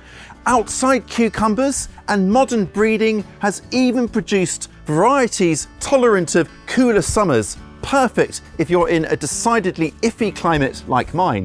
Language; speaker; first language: English; native; English